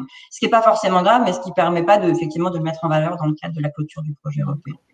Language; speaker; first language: French; native; French